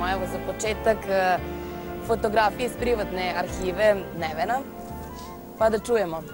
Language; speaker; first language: Serbian; native; Serbian